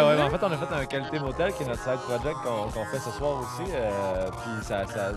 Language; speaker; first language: French; native; French